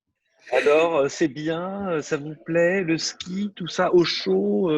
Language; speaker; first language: French; native; French